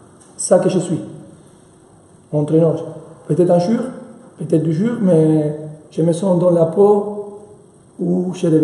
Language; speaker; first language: French; non-native, fluent; Spanish